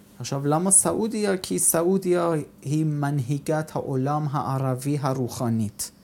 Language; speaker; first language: Hebrew; non-native, fluent; Persian